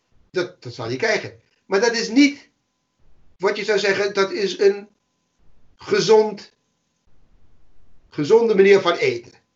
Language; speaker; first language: Dutch; non-native, fluent; English